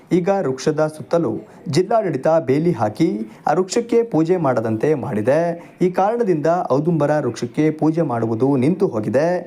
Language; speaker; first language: Kannada; native; Kannada